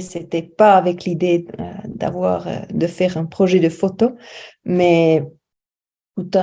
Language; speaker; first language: French; non-native, fluent; German